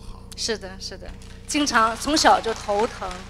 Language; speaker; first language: Chinese; native; Chinese